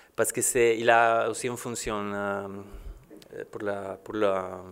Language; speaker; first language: French; non-native, learner; Spanish